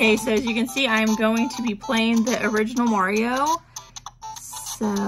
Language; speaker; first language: English; native; English